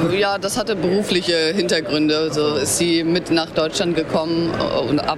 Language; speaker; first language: German; non-native, local second language; Latvian